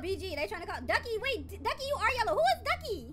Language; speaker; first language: English; native; English